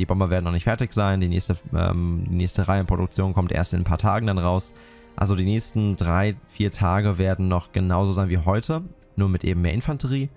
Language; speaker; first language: German; native; German